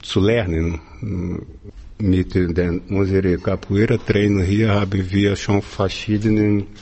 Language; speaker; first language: German; non-native, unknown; Portuguese